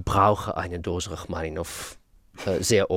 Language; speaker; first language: German; non-native, fluent; Russian